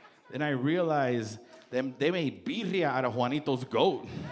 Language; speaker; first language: English; early bilingual, other home language; Spanish